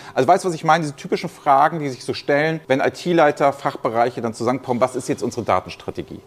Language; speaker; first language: German; native; German